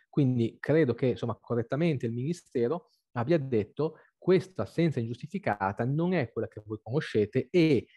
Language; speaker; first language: Italian; native; Italian